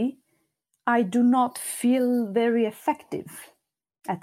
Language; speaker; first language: English; non-native, fluent; Sardinian